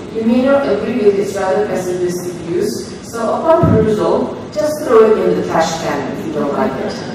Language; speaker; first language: English; non-native, fluent; Indonesian